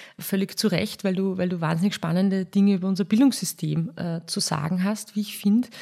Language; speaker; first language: German; native; German